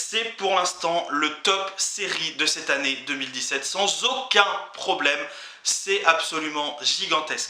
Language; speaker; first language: French; native; French